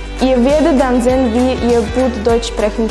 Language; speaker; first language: German; non-native, learner; Slovak